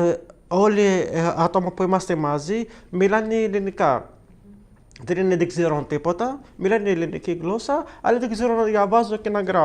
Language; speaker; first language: Greek; non-native, learner; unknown